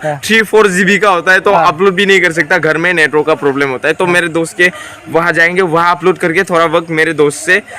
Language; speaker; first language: Hindi; non-native, local second language; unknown